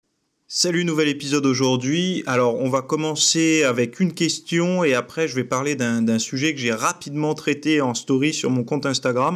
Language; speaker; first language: French; native; French